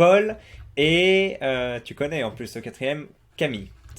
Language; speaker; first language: French; native; French